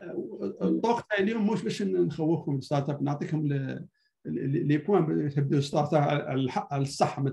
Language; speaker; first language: Arabic; native; Arabic